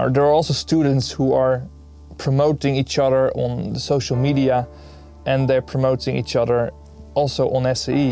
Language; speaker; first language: English; non-native, fluent; Dutch